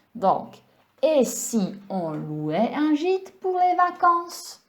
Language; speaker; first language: French; non-native, fluent; Czech